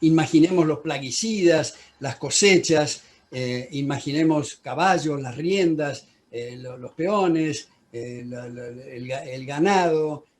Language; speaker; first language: Spanish; native; Spanish